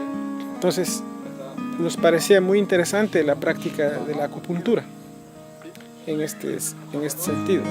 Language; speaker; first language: Spanish; non-native, local second language; Quechua